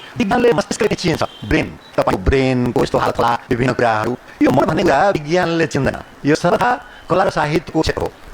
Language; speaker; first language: Nepali; non-native, local second language; Maithili